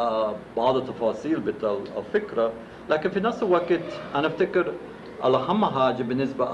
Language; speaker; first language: Arabic; non-native, fluent; English